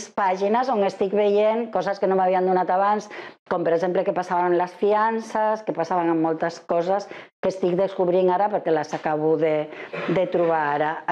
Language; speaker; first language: Catalan; non-native, fluent; Spanish